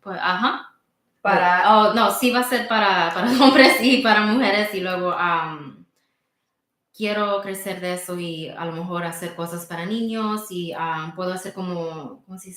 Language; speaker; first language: Spanish; early bilingual, heritage; Spanish